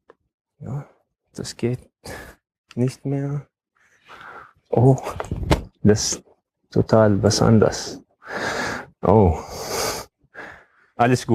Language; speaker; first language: German; non-native, fluent; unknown